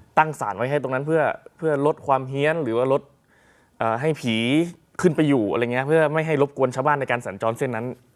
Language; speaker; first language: Thai; native; Thai